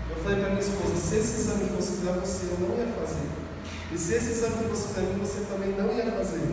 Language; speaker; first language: Portuguese; native; Portuguese